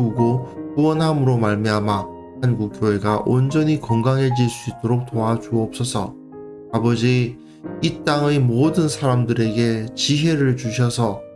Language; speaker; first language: Korean; native; Korean